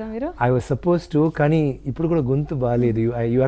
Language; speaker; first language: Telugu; non-native, local second language; Tamil